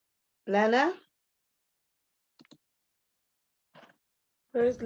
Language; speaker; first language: English; non-native, fluent; Arabic